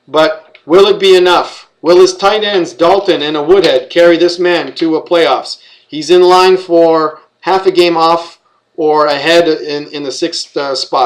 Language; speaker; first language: English; native; English